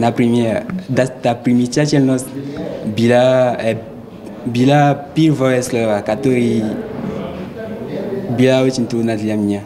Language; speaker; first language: Russian; non-native, learner; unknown